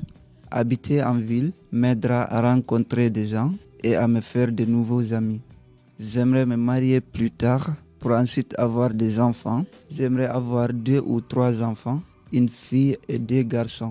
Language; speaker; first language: French; non-native, learner; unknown